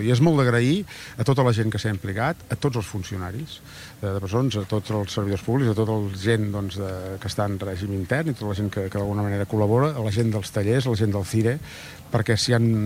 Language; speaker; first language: Catalan; native; Catalan